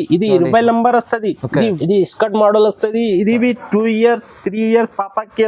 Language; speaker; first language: Telugu; non-native, local second language; Urdu